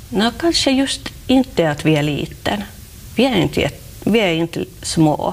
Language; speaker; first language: Swedish; non-native, local second language; Finnish